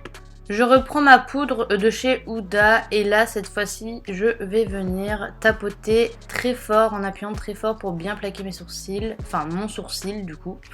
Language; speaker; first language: French; native; French